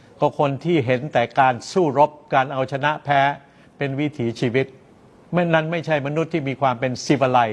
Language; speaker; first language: Thai; native; Thai